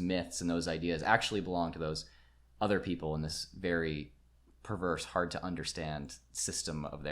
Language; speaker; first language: English; native; English